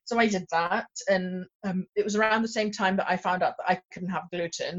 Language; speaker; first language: English; non-native, local second language; Swahili